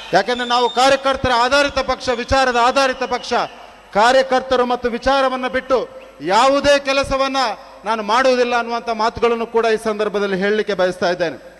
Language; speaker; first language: Kannada; non-native, local second language; Tulu